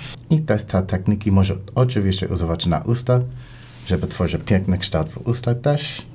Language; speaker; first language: Polish; non-native, learner; English